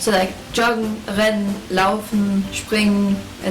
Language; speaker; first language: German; non-native, fluent; English